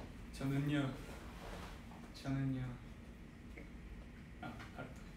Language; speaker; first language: Korean; non-native, fluent; Japanese